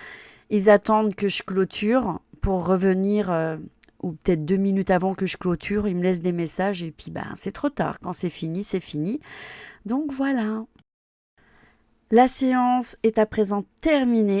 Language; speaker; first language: French; native; French